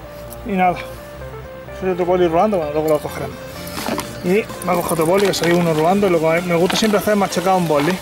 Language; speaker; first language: Spanish; native; Spanish